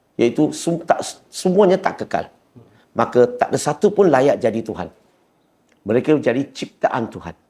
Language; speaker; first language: Malay; non-native, local second language; Chinese